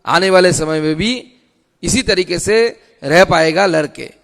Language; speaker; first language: Hindi; non-native, local second language; Bangla